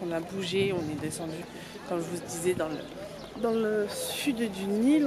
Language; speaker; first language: French; native; French